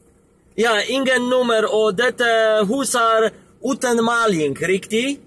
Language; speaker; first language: Swedish; non-native, learner; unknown